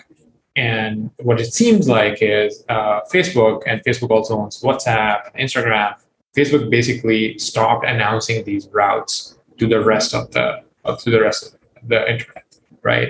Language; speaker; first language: English; non-native, local second language; Urdu